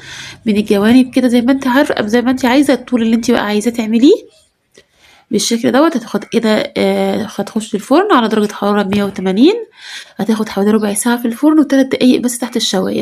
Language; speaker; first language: Arabic; native; Arabic